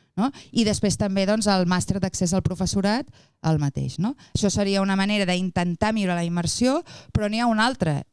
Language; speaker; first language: Catalan; native; Catalan